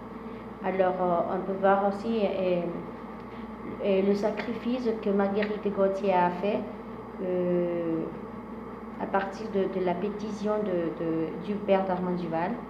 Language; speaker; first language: French; non-native, fluent; Spanish